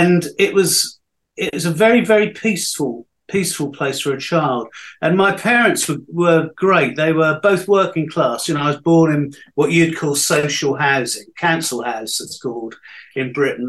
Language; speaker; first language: English; native; English